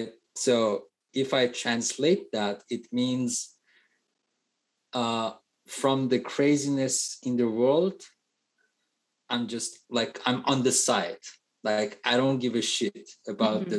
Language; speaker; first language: English; non-native, fluent; Persian